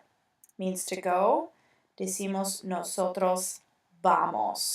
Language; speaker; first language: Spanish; non-native, fluent; English